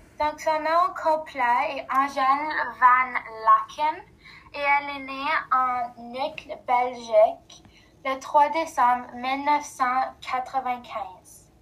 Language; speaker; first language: French; non-native, local second language; English